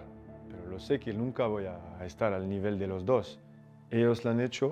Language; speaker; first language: Spanish; non-native, fluent; French